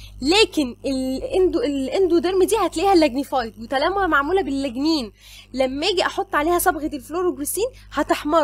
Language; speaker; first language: Arabic; native; Arabic